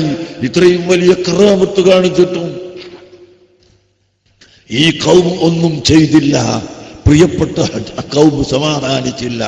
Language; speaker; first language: Malayalam; native; Malayalam